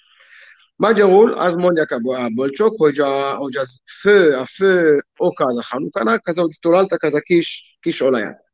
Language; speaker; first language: Hungarian; non-native, learner; Hebrew